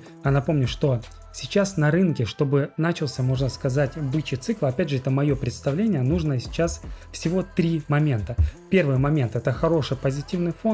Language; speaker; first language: Russian; native; Russian